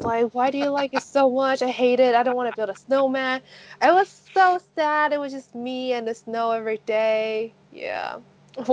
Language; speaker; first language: English; non-native, local second language; Cantonese